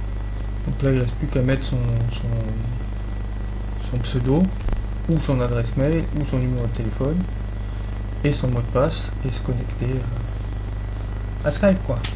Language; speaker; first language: French; native; French